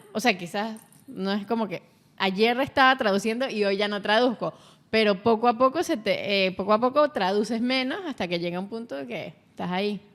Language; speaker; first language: Spanish; native; Spanish